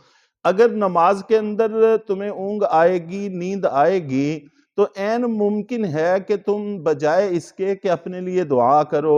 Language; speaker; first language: Urdu; native; Urdu